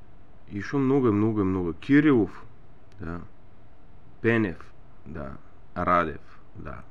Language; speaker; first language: Russian; non-native, learner; Bulgarian